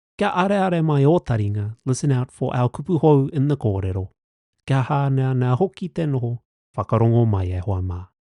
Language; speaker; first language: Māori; non-native, local second language; English